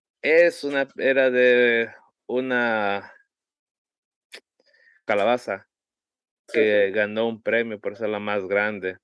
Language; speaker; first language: Spanish; early bilingual, heritage; Spanish